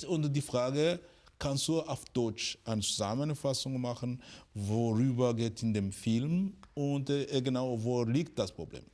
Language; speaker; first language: German; non-native, fluent; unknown